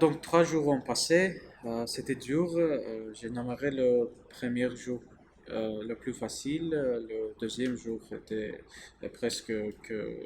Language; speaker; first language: French; non-native, learner; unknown